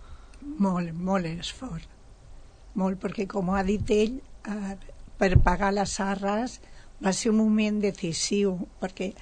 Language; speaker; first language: Catalan; non-native, local second language; Spanish